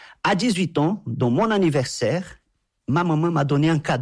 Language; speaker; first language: French; non-native, fluent; Portuguese